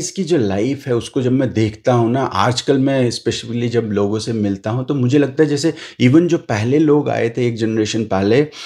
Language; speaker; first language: Hindi; native; Hindi